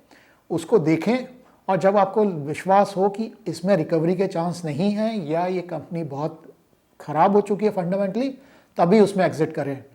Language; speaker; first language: Hindi; native; Hindi